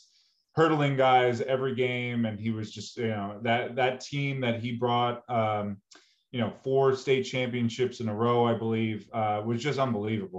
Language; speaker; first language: English; native; English